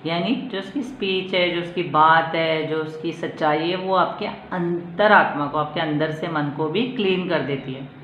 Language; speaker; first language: Hindi; non-native, local second language; Marathi